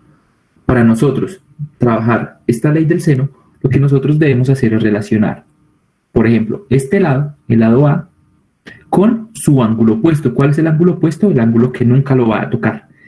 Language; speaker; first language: Spanish; native; Spanish